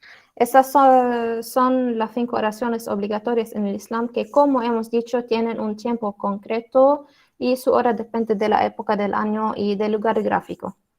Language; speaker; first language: Spanish; non-native, learner; Arabic